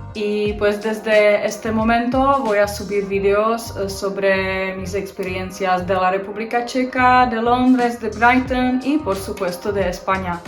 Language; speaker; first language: Spanish; non-native, fluent; Czech